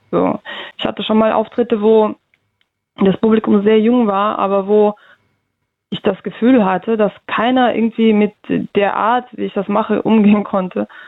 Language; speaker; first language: German; early bilingual, other home language; Russian